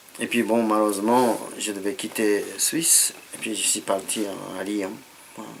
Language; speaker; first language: French; non-native, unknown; Japanese